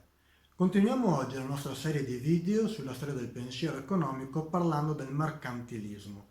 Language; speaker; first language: Italian; native; Italian